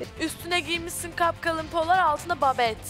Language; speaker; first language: Turkish; native; Turkish